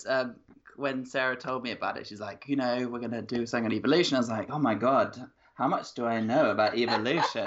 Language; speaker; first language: English; native; English